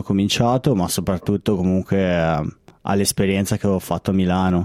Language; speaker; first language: Italian; native; Italian